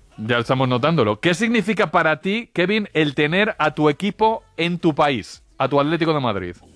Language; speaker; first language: Spanish; native; Spanish